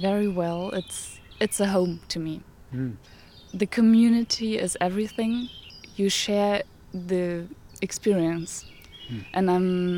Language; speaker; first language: English; non-native, fluent; German